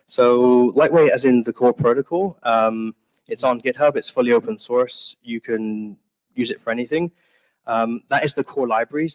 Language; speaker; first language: English; native; English